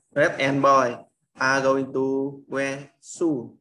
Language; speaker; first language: English; non-native, learner; Vietnamese